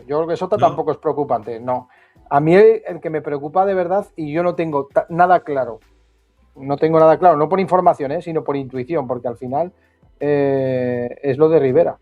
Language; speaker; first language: Spanish; native; Spanish